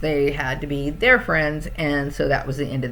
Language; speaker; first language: English; native; English